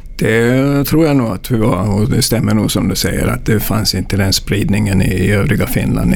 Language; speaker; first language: Swedish; native; Swedish